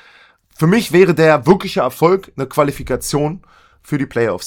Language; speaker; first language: German; native; German